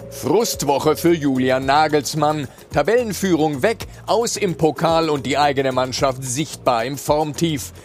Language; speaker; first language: German; native; German